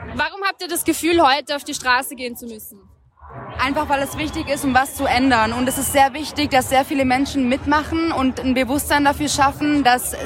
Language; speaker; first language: German; native; German